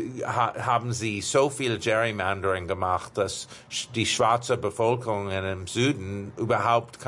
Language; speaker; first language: German; non-native, fluent; English